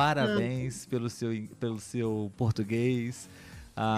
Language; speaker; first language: Portuguese; non-native, learner; Spanish